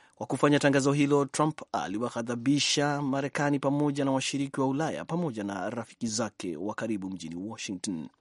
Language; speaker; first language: Swahili; non-native, local second language; Kikuyu